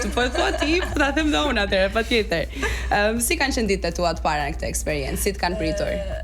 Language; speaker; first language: Albanian; native; Albanian